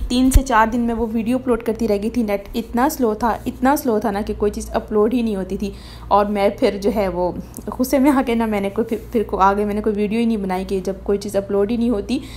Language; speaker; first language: Urdu; native; Urdu